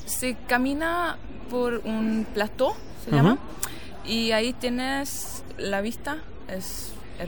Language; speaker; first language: Spanish; non-native, fluent; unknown